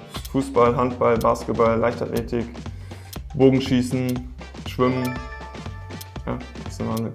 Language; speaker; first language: German; native; German